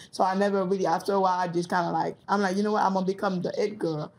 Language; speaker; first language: English; early bilingual, other home language; Haitian Creole